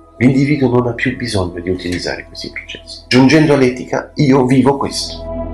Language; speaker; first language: Italian; non-native, fluent; French